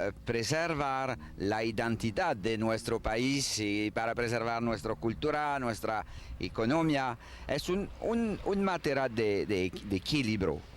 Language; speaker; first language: Spanish; non-native, learner; French